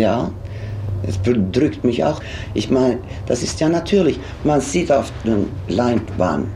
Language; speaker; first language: German; non-native, fluent; Swedish